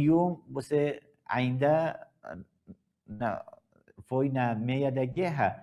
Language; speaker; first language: Portuguese; non-native, learner; Persian